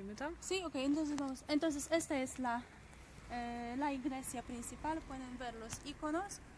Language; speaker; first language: Spanish; non-native, fluent; Polish